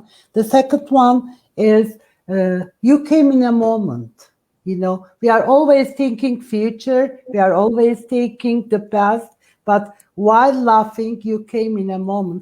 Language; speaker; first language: English; non-native, fluent; Turkish